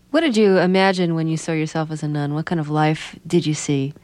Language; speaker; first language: English; native; English